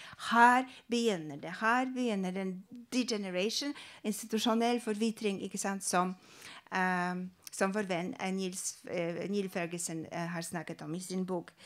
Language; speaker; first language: Norwegian; non-native, fluent; Polish